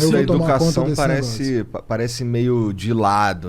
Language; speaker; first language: Portuguese; native; Portuguese